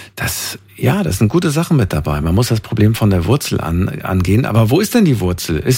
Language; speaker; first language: German; native; German